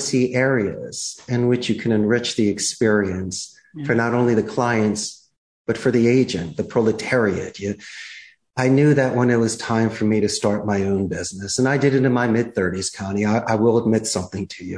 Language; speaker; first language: English; native; English